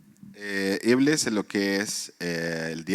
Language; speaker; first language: Spanish; non-native, fluent; Arabic